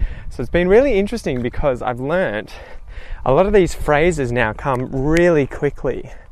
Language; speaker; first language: English; native; English